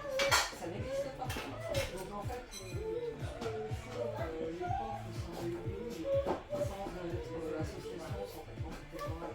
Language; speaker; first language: French; native; French